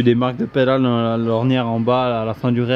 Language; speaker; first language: French; native; French